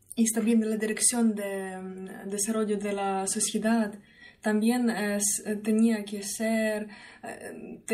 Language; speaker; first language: Spanish; non-native, learner; Russian